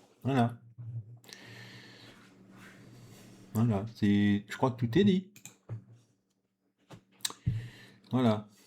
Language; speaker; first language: French; native; French